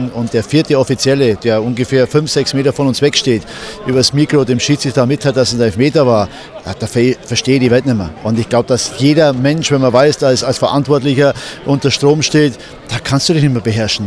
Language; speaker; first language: German; native; German